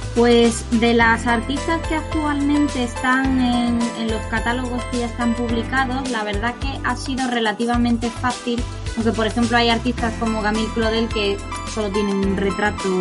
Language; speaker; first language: Spanish; native; Spanish